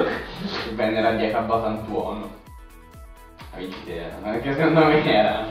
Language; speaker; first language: Italian; native; Italian